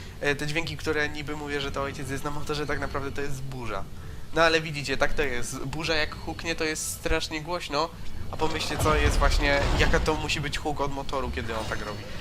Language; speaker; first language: Polish; native; Polish